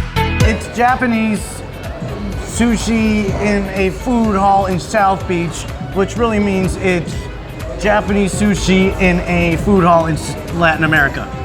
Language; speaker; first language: English; native; English